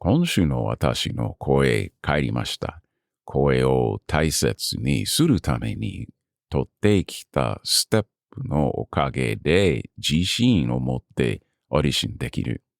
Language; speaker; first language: Japanese; non-native, learner; English